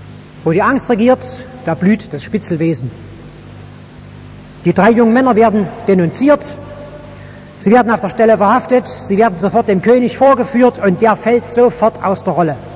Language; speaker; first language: German; native; German